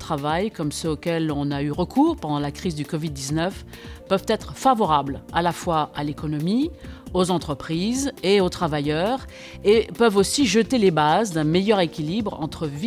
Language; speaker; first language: French; native; French